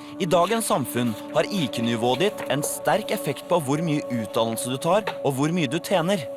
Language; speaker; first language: Norwegian; native; Norwegian